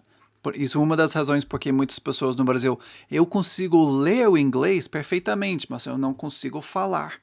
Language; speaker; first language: Portuguese; non-native, fluent; English